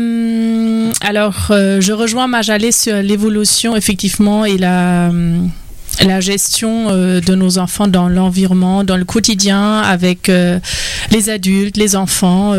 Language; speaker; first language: French; non-native, fluent; German